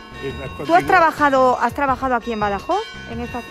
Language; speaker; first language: Spanish; native; Spanish